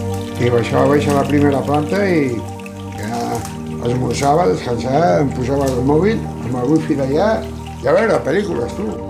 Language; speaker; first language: Catalan; non-native, local second language; Spanish